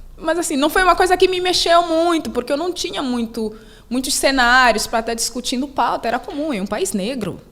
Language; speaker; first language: Portuguese; native; Portuguese